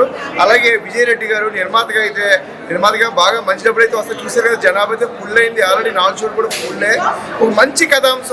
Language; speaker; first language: Telugu; native; Telugu